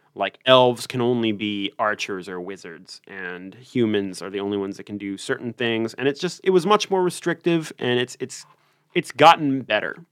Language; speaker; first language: English; native; English